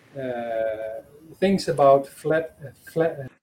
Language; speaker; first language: English; non-native, fluent; Dutch